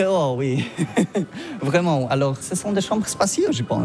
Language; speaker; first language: French; non-native, learner; Polish